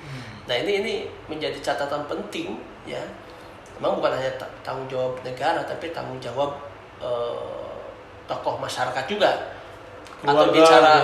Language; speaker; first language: Indonesian; native; Indonesian